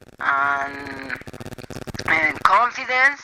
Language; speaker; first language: English; non-native, learner; Spanish